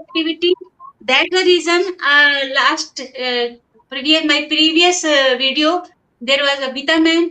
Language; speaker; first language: English; non-native, local second language; Hindi